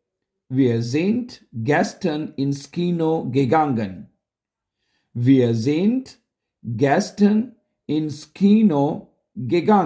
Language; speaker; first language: German; non-native, local second language; Urdu